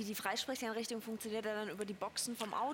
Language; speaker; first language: German; native; German